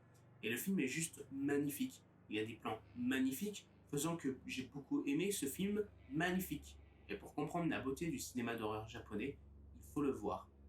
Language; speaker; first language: French; native; French